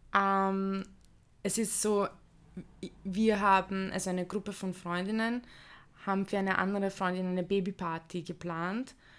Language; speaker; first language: German; early bilingual, other home language; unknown